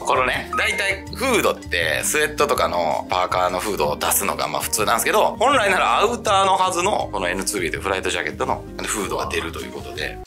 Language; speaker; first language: Japanese; native; Japanese